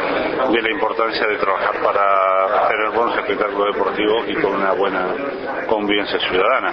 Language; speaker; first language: Spanish; native; Spanish